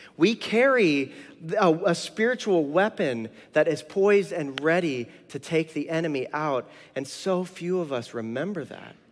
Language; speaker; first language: English; native; English